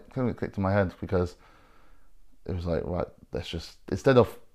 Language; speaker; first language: English; native; English